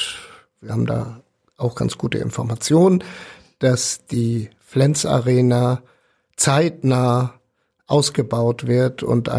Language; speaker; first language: German; native; German